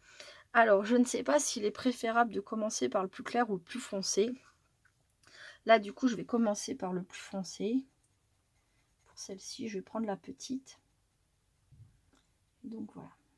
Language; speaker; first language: French; native; French